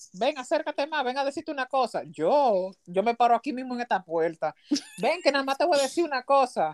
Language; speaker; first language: Spanish; early bilingual, heritage; Spanish